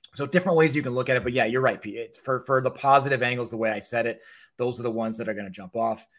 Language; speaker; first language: English; native; English